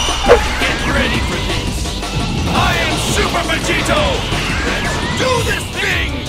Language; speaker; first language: English; native; English